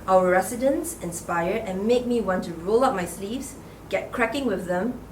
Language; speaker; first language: English; non-native, local second language; Chinese